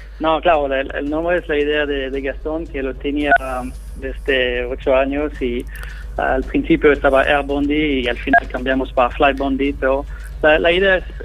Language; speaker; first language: Spanish; non-native, fluent; German